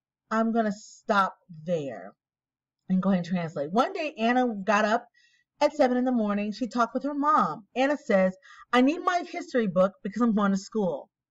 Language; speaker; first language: English; native; English